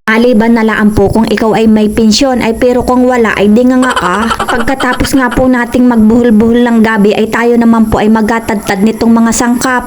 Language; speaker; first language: Filipino; native; Filipino